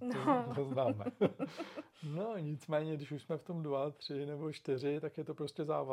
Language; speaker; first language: Czech; native; Czech